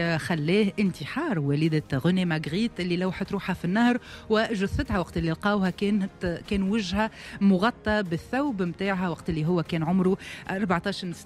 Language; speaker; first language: Arabic; native; Arabic